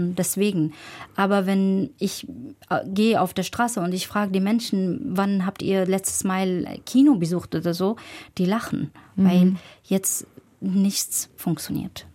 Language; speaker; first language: German; non-native, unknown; Arabic